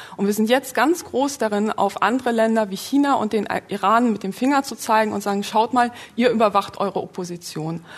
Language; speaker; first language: German; early bilingual, other home language; Polish